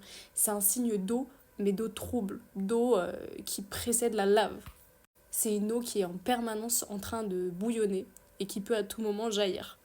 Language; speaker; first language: French; native; French